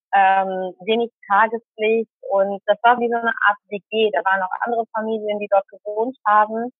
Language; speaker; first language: German; early bilingual, other home language; Tamil